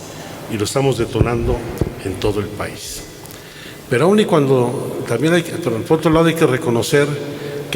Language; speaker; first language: Spanish; native; Spanish